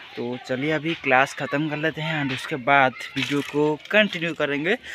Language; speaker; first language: Hindi; non-native, local second language; Odia